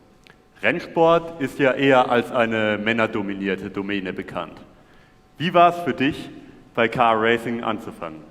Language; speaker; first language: German; native; German